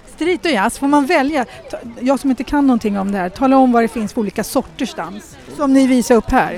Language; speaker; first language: Swedish; native; Swedish